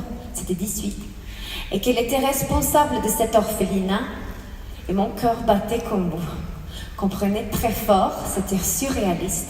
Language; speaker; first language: French; non-native, fluent; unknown